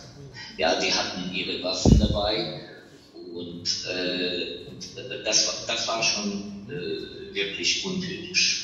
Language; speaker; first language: German; non-native, fluent; Ukrainian